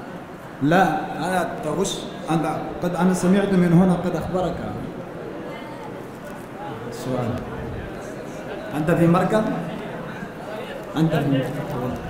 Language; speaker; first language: Arabic; non-native, fluent; Urdu